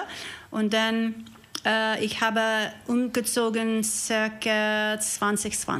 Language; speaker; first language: German; non-native, learner; English